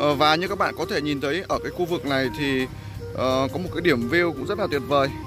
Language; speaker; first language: Vietnamese; native; Vietnamese